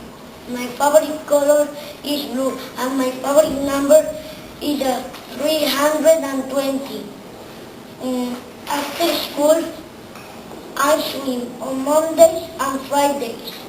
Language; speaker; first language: English; non-native, learner; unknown